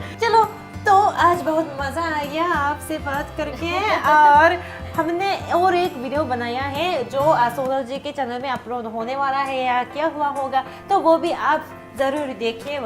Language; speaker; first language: Hindi; non-native, fluent; Japanese